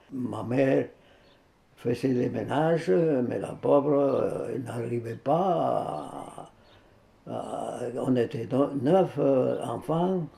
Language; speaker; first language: French; non-native, fluent; Spanish